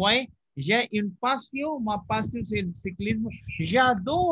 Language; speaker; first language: French; non-native, fluent; Hindi